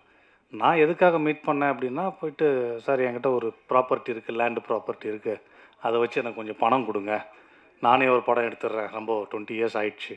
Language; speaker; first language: Tamil; native; Tamil